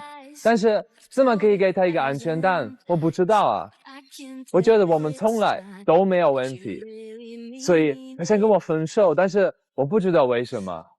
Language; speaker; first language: Chinese; non-native, fluent; German